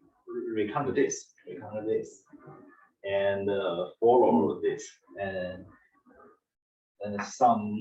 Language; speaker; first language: English; non-native, learner; Chinese